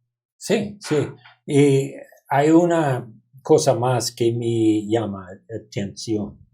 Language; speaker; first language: Spanish; non-native, learner; English